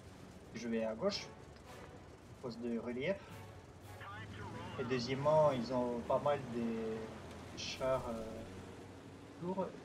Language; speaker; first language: French; non-native, learner; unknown